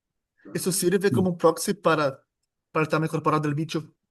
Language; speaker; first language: Spanish; non-native, fluent; Portuguese